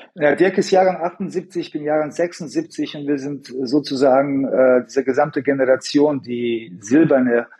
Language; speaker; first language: German; early bilingual, other home language; Bosnian